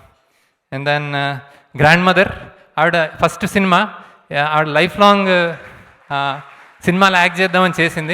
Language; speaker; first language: Telugu; native; Telugu